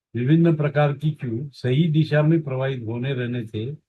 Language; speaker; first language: Hindi; non-native, local second language; Marathi